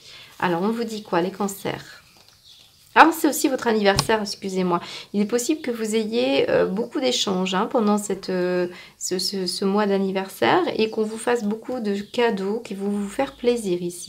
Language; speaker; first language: French; native; French